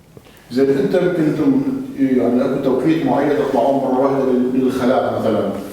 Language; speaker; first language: Arabic; native; Arabic